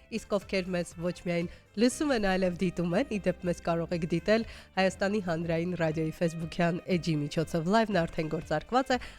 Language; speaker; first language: Armenian; native; Armenian